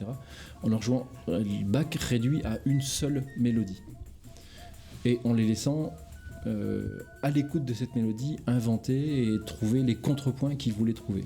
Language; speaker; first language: French; native; French